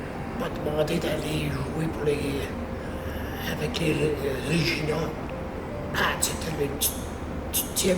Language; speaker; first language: French; native; French